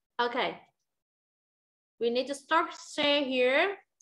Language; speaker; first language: English; non-native, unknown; Vietnamese